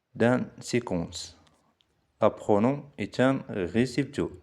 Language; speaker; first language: French; non-native, local second language; Arabic